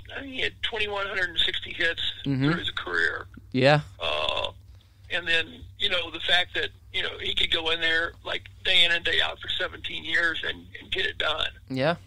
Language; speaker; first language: English; native; English